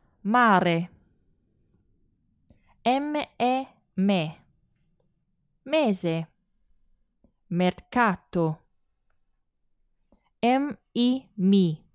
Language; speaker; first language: Italian; non-native, fluent; Chinese